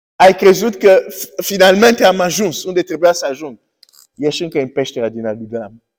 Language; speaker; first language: Romanian; early bilingual, heritage; Romanian